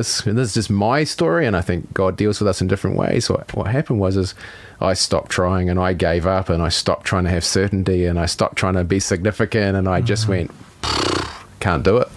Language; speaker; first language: English; native; English